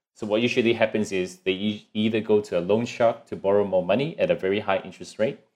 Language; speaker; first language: English; non-native, local second language; Cantonese